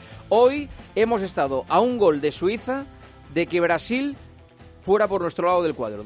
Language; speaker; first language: Spanish; native; Spanish